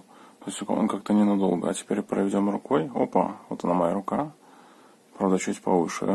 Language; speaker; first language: Russian; native; Russian